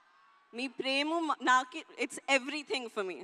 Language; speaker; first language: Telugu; non-native, learner; Hindi